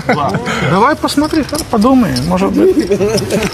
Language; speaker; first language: Russian; non-native, learner; Lithuanian